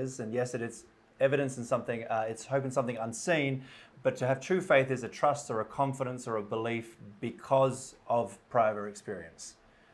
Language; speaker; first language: English; native; English